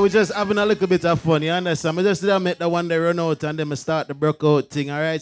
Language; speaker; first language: English; non-native, local second language; Jamaican Creole English